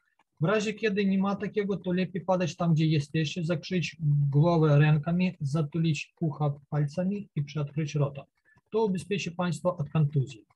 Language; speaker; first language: Polish; non-native, learner; Ukrainian